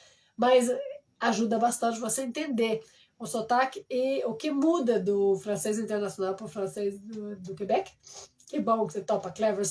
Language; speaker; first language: Portuguese; non-native, fluent; French